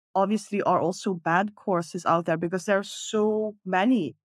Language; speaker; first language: English; non-native, fluent; Dutch